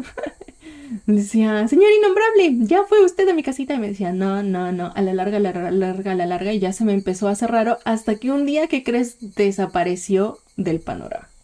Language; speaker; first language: Spanish; native; Spanish